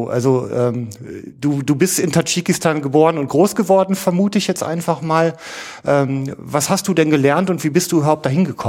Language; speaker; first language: German; native; German